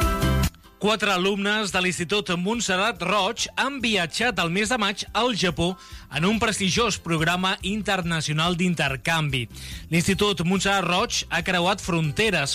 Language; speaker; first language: Catalan; native; Catalan